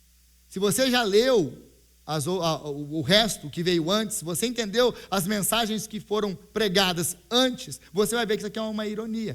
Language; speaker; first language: Portuguese; native; Portuguese